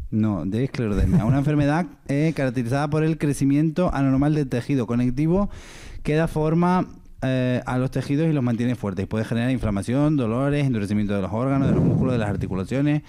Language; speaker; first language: Spanish; native; Spanish